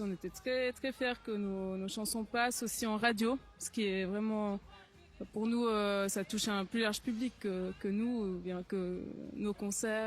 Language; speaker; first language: French; native; French